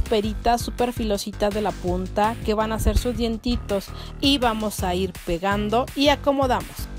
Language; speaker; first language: Spanish; native; Spanish